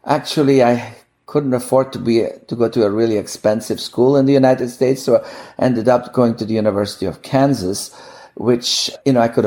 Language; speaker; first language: English; non-native, fluent; Dutch